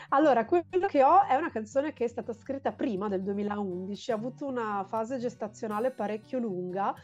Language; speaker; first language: Italian; native; Italian